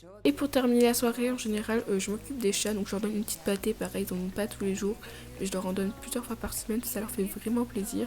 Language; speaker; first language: French; native; French